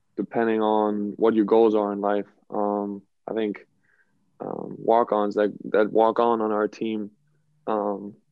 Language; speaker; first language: English; non-native, fluent; German